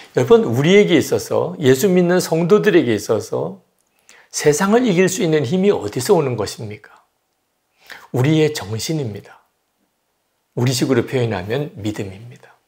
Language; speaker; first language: Korean; native; Korean